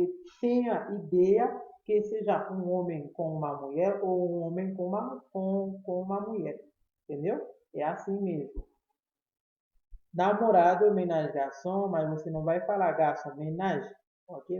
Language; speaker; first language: Portuguese; non-native, fluent; Haitian Creole